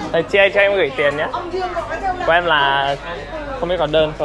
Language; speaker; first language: Vietnamese; non-native, fluent; English